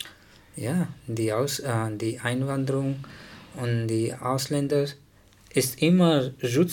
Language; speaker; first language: German; non-native, learner; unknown